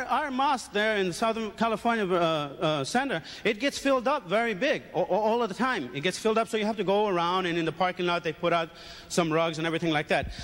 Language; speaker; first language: English; native; English